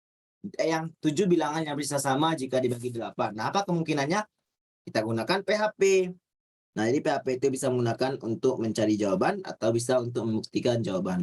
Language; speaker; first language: Indonesian; native; Indonesian